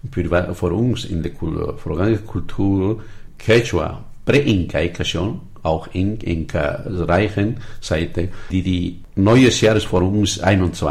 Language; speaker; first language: German; non-native, learner; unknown